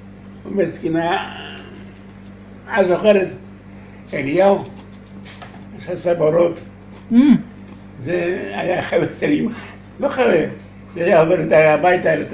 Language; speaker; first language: Hebrew; non-native, learner; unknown